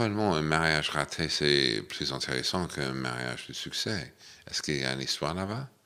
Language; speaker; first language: French; non-native, fluent; English